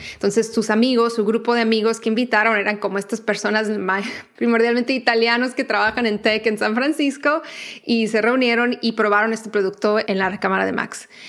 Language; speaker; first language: Spanish; native; Spanish